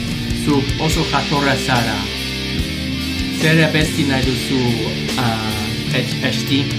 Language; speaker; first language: Basque; non-native, learner; English